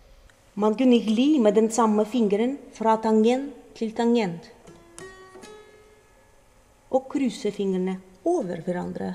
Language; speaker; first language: Norwegian; non-native, fluent; Russian